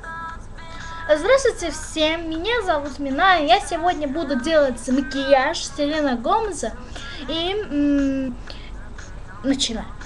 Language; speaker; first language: Russian; non-native, learner; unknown